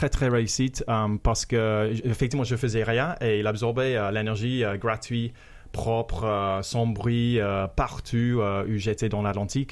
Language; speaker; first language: French; non-native, fluent; English